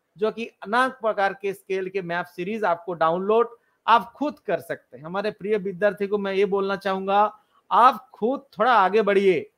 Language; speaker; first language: Hindi; non-native, local second language; Bangla